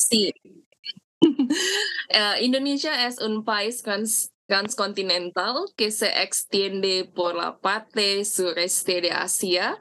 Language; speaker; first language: Spanish; non-native, learner; Indonesian